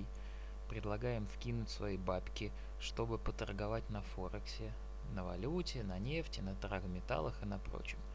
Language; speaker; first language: Russian; native; Russian